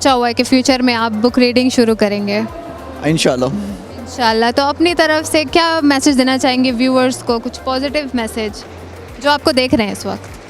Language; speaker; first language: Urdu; non-native, local second language; Pashto